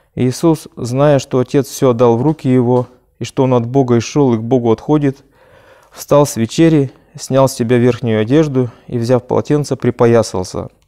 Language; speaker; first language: Russian; native; Russian